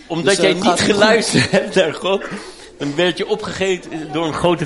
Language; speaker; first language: Dutch; native; Dutch